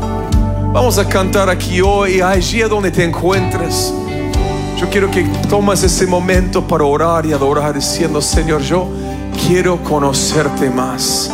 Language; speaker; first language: Spanish; non-native, fluent; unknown